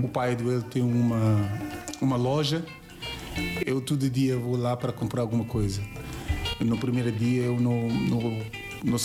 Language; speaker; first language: Portuguese; non-native, learner; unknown